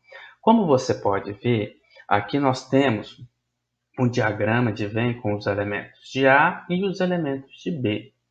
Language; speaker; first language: Portuguese; native; Portuguese